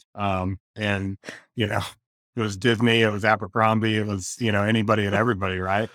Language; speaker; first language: English; native; English